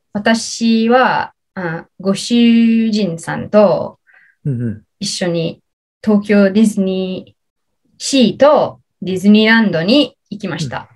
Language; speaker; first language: Japanese; non-native, learner; English